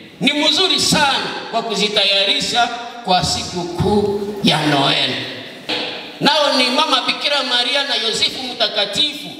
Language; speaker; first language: Swahili; non-native, local second language; Nande